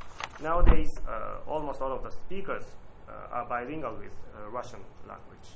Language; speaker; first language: English; non-native, learner; Japanese